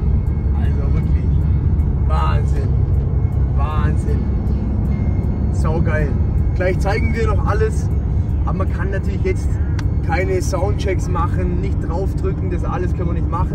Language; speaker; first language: German; native; German